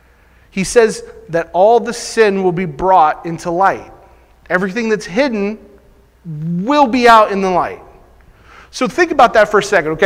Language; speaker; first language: English; native; English